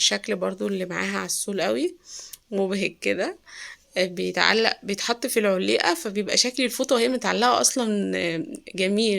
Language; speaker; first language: Arabic; native; Arabic